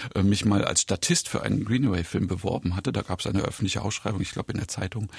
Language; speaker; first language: German; native; German